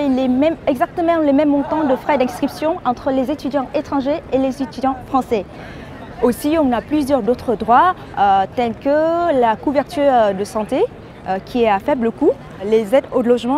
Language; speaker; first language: French; non-native, fluent; Vietnamese